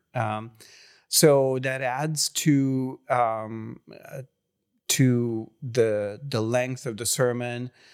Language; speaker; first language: English; non-native, fluent; Hungarian